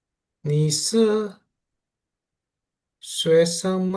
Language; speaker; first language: Chinese; non-native, learner; Indonesian